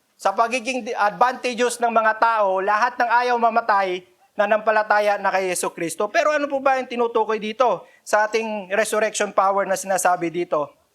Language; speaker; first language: Filipino; non-native, local second language; Cebuano